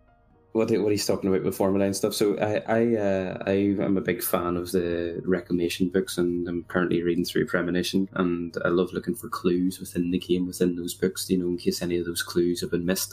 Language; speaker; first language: English; native; English